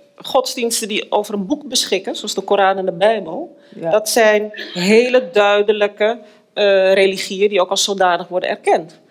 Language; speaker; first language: Dutch; native; Dutch